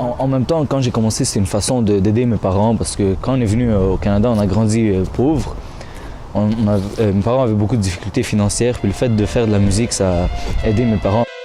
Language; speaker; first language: French; early bilingual, other home language; Arabic